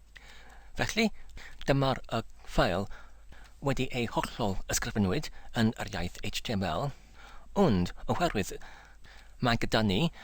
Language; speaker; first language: Welsh; non-native, learner; English